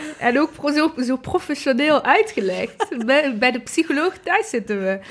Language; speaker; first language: Dutch; early bilingual, other home language; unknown